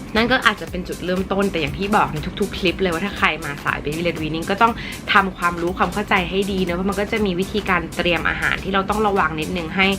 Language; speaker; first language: Thai; early bilingual, heritage; English